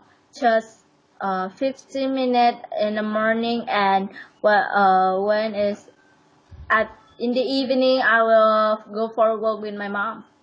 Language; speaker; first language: English; non-native, learner; Vietnamese